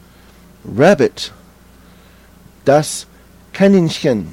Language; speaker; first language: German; non-native, learner; English